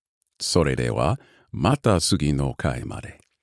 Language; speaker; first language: Japanese; non-native, learner; English